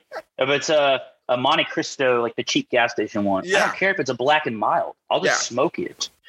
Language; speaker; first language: English; native; English